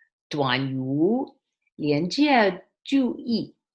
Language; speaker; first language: Chinese; early bilingual, heritage; Chinese